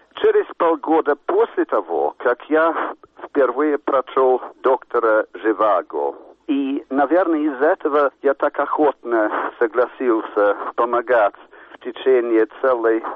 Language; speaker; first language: Russian; non-native, fluent; English